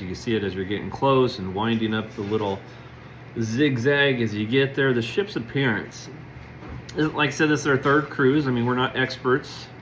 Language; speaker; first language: English; native; English